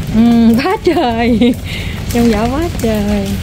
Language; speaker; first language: Vietnamese; native; Vietnamese